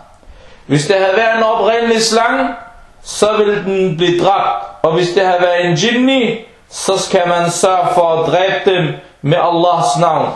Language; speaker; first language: Danish; non-native, fluent; Arabic